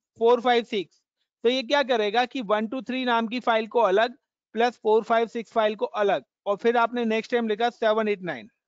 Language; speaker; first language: Hindi; native; Hindi